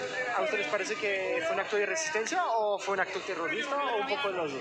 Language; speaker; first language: Spanish; non-native, fluent; French